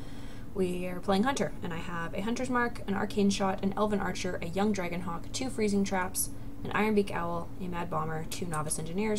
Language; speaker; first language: English; native; English